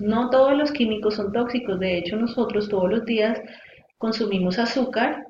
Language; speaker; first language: Spanish; native; Spanish